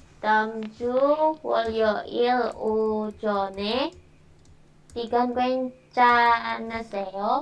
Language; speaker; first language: Korean; non-native, learner; Indonesian